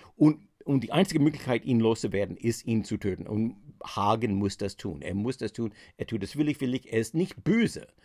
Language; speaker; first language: German; non-native, fluent; English